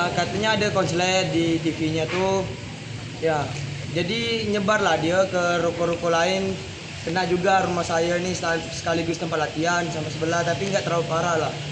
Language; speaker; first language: Indonesian; native; Indonesian